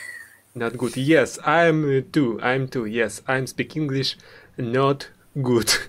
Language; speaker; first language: English; non-native, learner; Russian